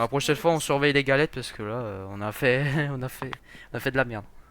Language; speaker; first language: French; native; French